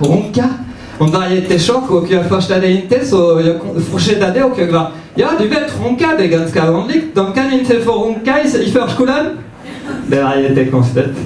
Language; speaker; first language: Swedish; non-native, fluent; French